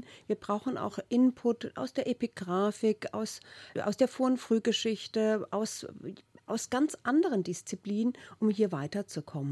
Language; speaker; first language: German; native; German